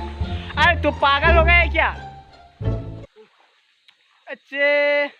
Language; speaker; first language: Hindi; non-native, local second language; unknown